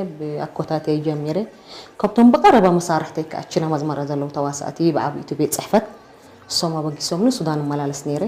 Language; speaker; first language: Tigrinya; non-native, local second language; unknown